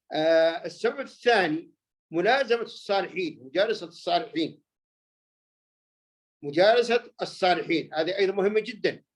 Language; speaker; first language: Arabic; native; Arabic